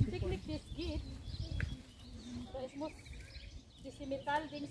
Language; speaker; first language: German; non-native, learner; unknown